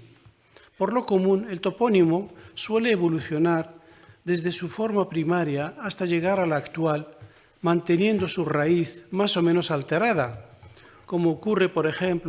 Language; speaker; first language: Spanish; non-native, fluent; Arabic